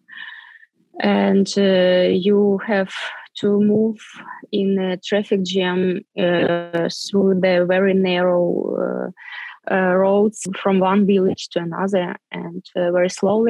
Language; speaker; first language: English; non-native, fluent; Ukrainian